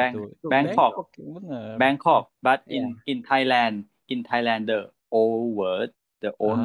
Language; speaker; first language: English; non-native, learner; Thai